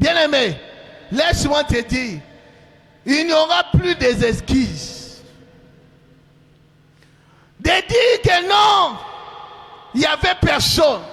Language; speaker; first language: French; non-native, local second language; Lingala